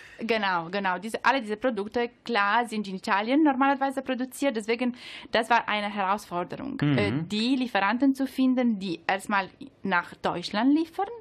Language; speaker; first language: German; non-native, learner; Italian